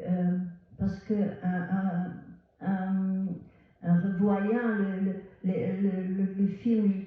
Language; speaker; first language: French; non-native, fluent; Portuguese